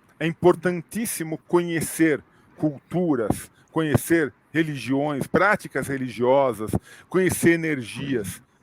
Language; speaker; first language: Portuguese; native; Portuguese